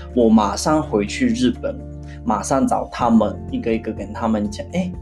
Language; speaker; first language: Chinese; non-native, fluent; Japanese